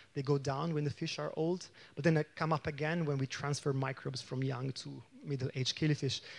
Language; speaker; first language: English; non-native, fluent; Italian